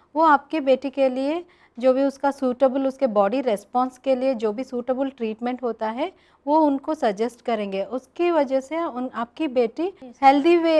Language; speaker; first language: Hindi; non-native, local second language; Telugu